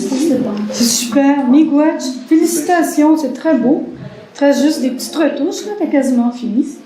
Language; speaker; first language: French; native; French